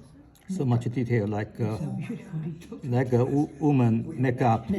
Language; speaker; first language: English; non-native, fluent; Chinese